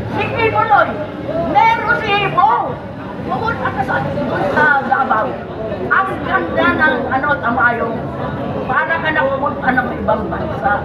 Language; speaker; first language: Filipino; non-native, local second language; Iloko